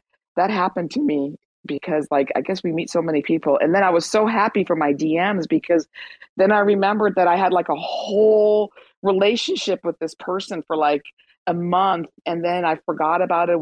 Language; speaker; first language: English; early bilingual, other home language; Persian